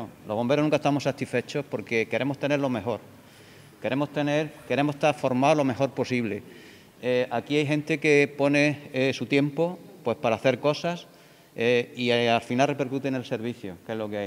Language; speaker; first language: Spanish; native; Spanish